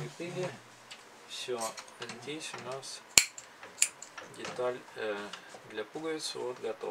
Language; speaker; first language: Russian; native; Russian